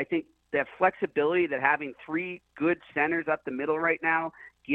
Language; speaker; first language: English; native; English